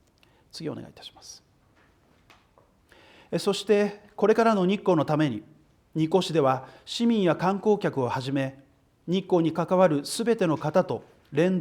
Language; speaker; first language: Japanese; native; Japanese